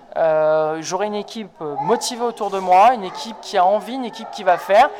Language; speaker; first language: French; native; French